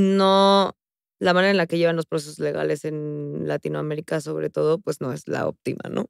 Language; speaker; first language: Spanish; native; Spanish